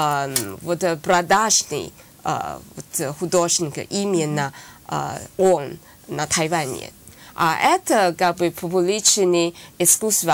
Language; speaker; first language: Russian; non-native, learner; Chinese